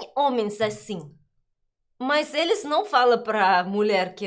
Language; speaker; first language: Portuguese; non-native, learner; Russian